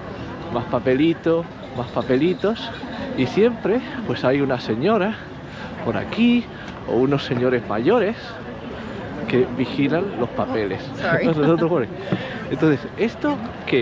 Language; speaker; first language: Spanish; native; Spanish